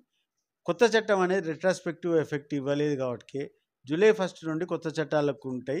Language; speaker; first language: Telugu; native; Telugu